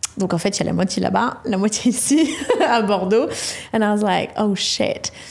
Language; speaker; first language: French; native; French